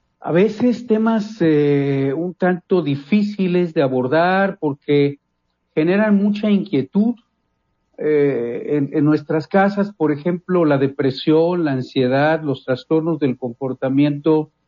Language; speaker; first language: Spanish; native; Spanish